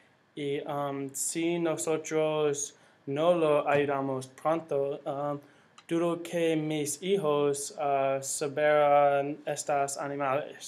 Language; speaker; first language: Spanish; non-native, learner; English